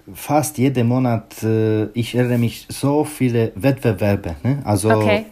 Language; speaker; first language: German; non-native, learner; Czech